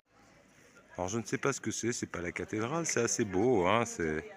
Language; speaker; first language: French; native; French